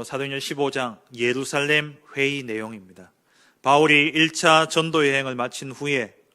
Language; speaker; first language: Korean; native; Korean